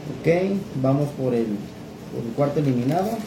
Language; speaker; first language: Spanish; native; Spanish